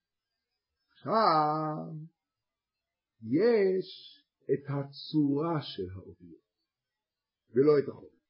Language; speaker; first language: Hebrew; native; Hebrew